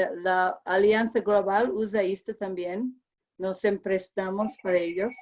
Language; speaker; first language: Spanish; non-native, learner; English